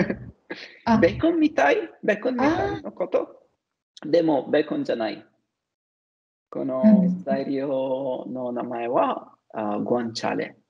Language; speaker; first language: Japanese; non-native, learner; Italian